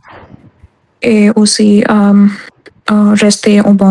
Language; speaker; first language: French; non-native, learner; Hindi